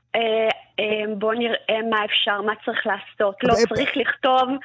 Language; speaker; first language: Hebrew; early bilingual, other home language; Russian